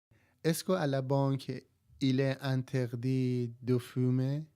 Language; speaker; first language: French; non-native, learner; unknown